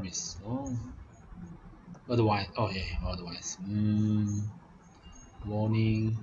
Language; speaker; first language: English; non-native, learner; Vietnamese